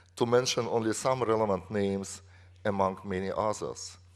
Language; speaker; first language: English; non-native, fluent; Russian